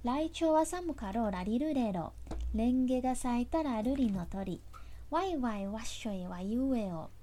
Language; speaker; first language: Japanese; non-native, fluent; Chinese